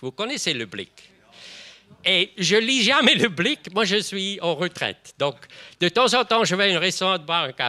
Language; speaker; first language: French; non-native, local second language; German